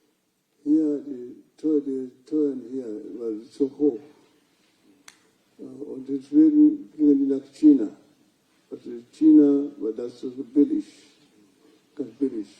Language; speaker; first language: German; non-native, fluent; Luo (Kenya and Tanzania)